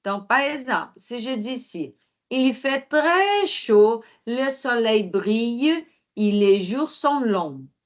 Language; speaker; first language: French; non-native, fluent; Portuguese